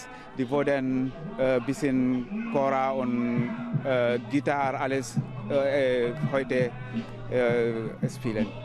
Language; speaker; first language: German; non-native, learner; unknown